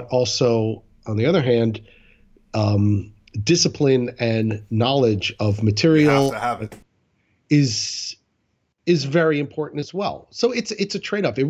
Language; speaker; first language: English; native; English